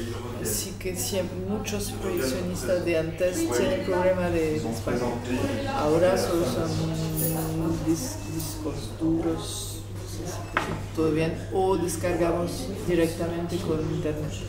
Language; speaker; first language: Spanish; non-native, fluent; French